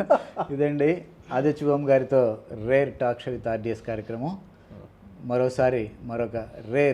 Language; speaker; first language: Telugu; native; Telugu